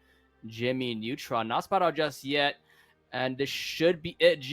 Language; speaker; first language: English; native; English